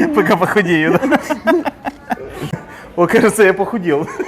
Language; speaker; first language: Russian; native; Russian